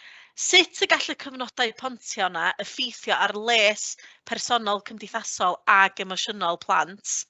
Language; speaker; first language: Welsh; native; Welsh